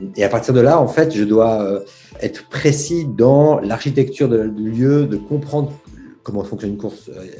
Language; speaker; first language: French; native; French